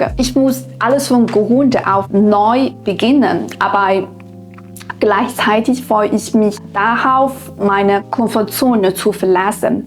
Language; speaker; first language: German; non-native, fluent; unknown